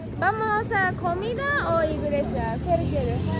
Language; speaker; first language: Spanish; non-native, learner; Japanese